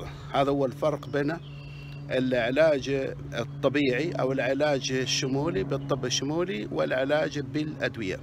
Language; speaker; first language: Arabic; native; Arabic